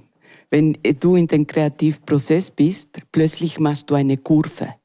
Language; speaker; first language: German; non-native, learner; Spanish